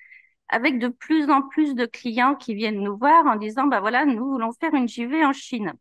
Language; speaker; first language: French; native; French